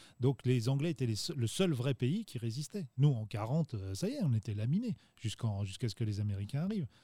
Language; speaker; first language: French; native; French